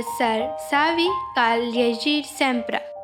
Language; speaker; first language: Catalan; non-native, learner; Urdu